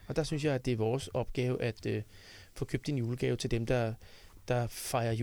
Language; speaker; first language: Danish; native; Danish